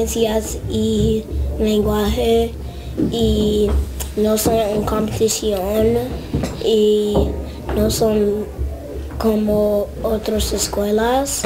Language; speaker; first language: Spanish; non-native, learner; English